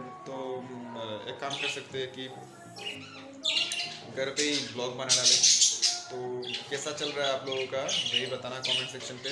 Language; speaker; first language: Hindi; non-native, local second language; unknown